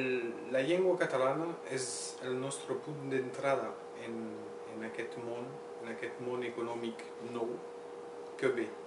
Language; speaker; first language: Catalan; non-native, local second language; French